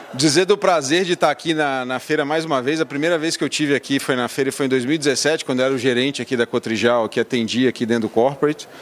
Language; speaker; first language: Portuguese; native; Portuguese